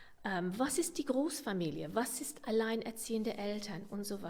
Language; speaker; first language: German; non-native, fluent; English